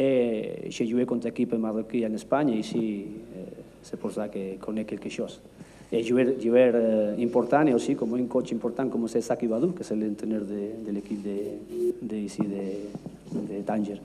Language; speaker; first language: French; non-native, learner; Spanish